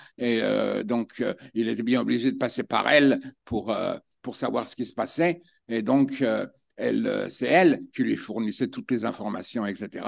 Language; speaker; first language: French; native; French